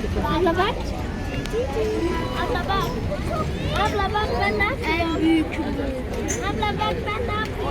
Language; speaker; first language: Turkish; early bilingual, heritage; Turkish